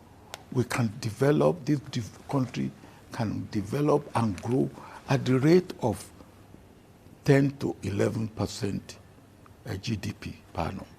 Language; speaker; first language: English; non-native, local second language; Yoruba